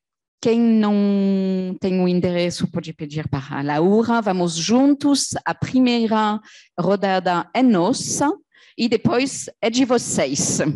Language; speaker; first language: Portuguese; non-native, fluent; French